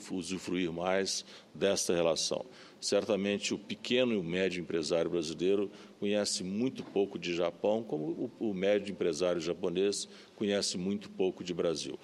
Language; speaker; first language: Portuguese; native; Portuguese